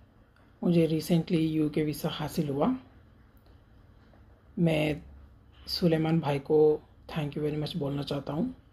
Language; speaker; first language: Hindi; non-native, local second language; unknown